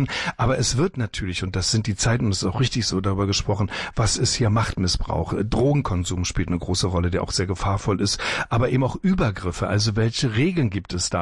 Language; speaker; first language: German; native; German